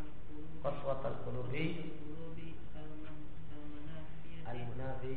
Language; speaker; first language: Arabic; non-native, fluent; Indonesian